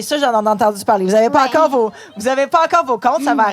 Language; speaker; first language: French; native; French